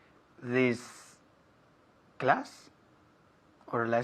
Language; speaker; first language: English; non-native, learner; Spanish